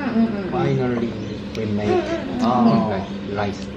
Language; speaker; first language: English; non-native, learner; Japanese